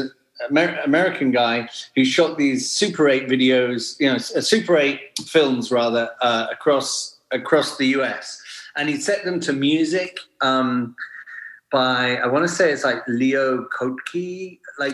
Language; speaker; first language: English; native; English